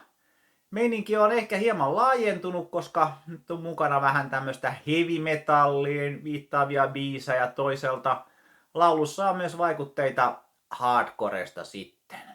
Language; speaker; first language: Finnish; native; Finnish